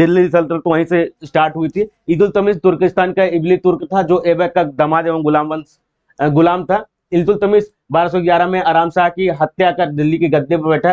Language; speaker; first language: Hindi; native; Hindi